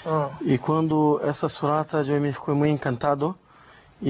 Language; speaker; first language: Spanish; non-native, learner; Portuguese